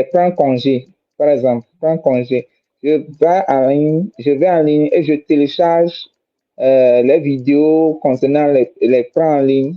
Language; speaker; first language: French; non-native, fluent; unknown